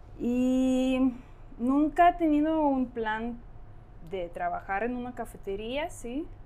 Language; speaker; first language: Spanish; non-native, fluent; Ukrainian